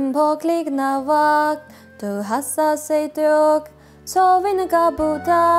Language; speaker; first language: Armenian; non-native, learner; Chinese